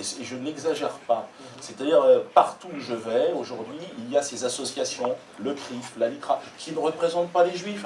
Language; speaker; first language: French; native; French